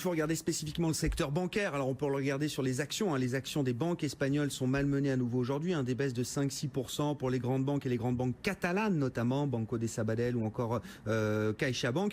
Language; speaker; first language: French; native; French